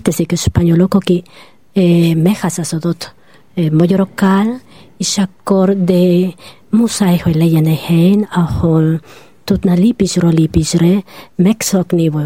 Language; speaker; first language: Hungarian; non-native, learner; Spanish